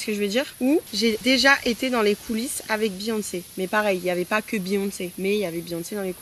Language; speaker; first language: French; native; French